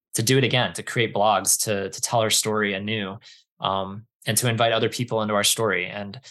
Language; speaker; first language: English; native; English